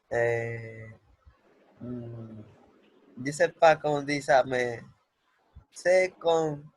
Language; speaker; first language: French; non-native, learner; Spanish